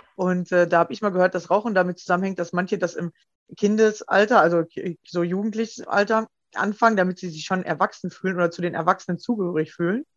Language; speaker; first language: German; native; German